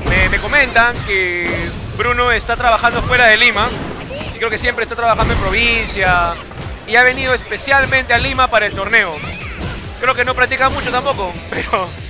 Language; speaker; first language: Spanish; native; Spanish